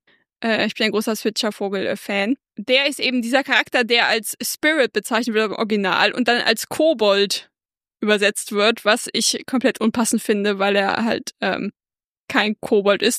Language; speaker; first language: German; native; German